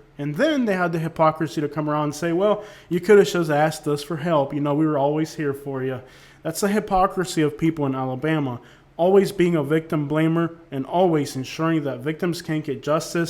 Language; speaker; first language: English; native; English